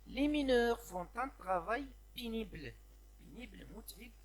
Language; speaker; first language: French; non-native, local second language; Arabic